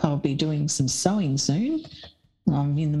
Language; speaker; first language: English; native; English